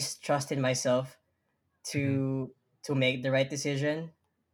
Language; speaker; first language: English; non-native, local second language; Filipino